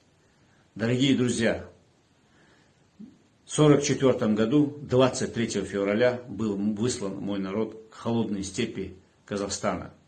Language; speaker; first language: Russian; non-native, local second language; Chechen